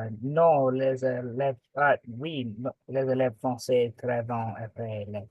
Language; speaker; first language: French; non-native, fluent; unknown